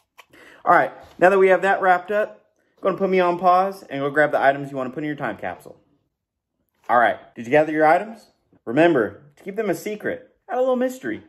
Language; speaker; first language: English; native; English